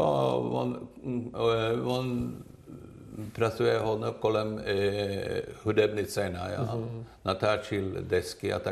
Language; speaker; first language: Czech; non-native, learner; Swedish